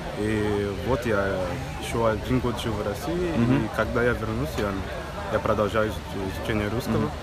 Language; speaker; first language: Russian; non-native, fluent; Portuguese